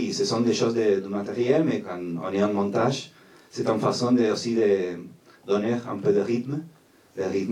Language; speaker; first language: French; non-native, fluent; Spanish